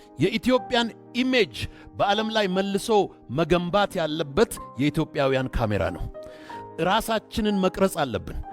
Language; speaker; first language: Amharic; non-native, local second language; Oromo